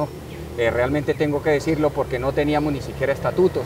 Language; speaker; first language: Spanish; native; Spanish